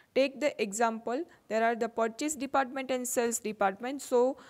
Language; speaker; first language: English; non-native, local second language; Gujarati